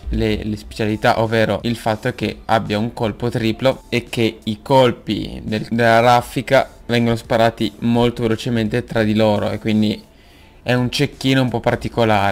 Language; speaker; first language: Italian; native; Italian